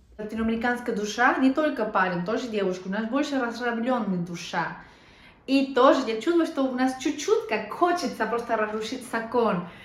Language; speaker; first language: Russian; non-native, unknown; Spanish